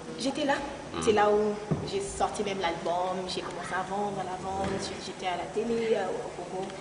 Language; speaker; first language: French; non-native, local second language; Swahili